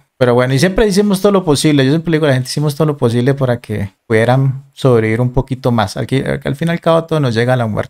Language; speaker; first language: Spanish; native; Spanish